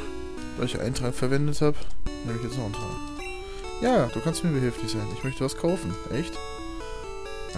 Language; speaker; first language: German; native; German